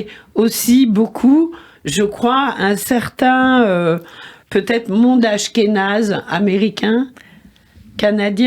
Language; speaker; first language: French; native; French